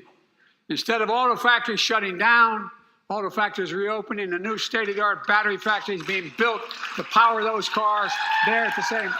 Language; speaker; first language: English; native; English